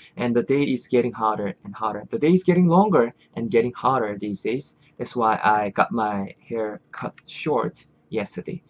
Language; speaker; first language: English; non-native, fluent; Korean